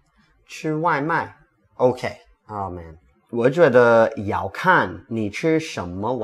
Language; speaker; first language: Chinese; non-native, learner; English